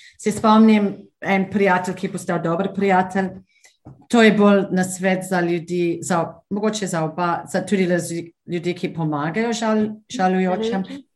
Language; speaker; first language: Slovenian; non-native, fluent; English